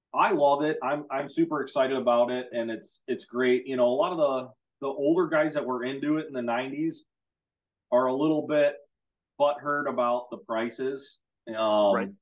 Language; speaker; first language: English; native; English